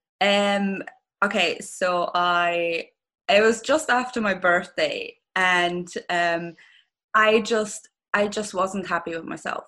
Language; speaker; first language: English; non-native, fluent; German